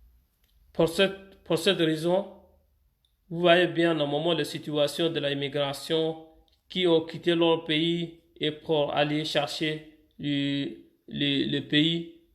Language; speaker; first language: French; non-native, fluent; Arabic